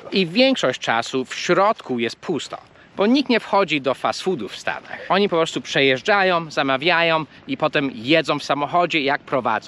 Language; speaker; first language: Polish; early bilingual, heritage; Polish